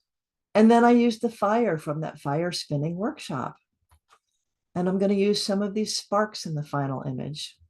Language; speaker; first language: English; native; English